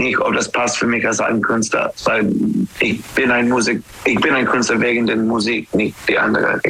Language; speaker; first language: German; non-native, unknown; English